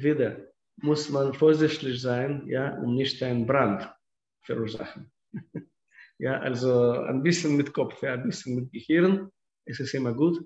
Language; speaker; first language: German; non-native, fluent; Russian